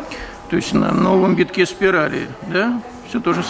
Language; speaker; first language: Russian; native; Russian